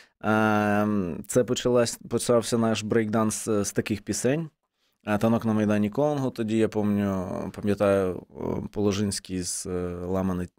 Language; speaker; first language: Ukrainian; non-native, local second language; Russian